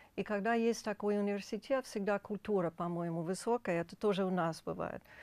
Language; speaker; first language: Russian; non-native, fluent; English